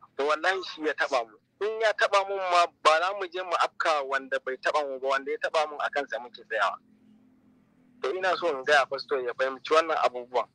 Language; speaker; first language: Hausa; native; Hausa